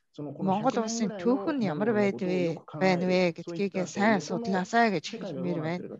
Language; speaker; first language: Mongolian; non-native, fluent; Japanese